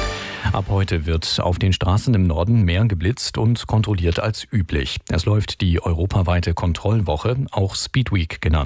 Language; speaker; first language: German; native; German